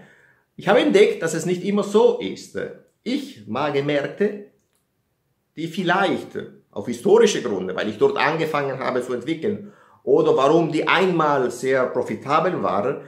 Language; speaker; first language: German; non-native, fluent; Italian